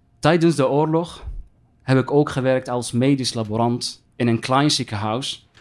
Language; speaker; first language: Dutch; non-native, fluent; Arabic